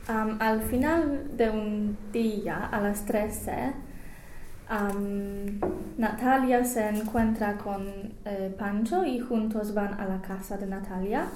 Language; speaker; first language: Spanish; non-native, learner; English